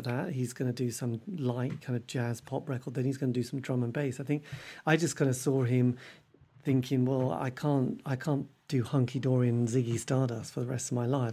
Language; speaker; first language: English; native; English